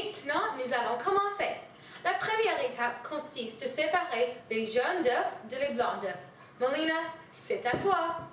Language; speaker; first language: French; non-native, learner; English